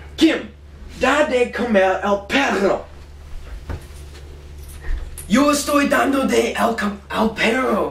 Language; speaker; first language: Spanish; non-native, learner; English